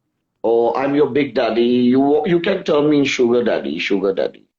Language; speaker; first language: English; non-native, local second language; Hindi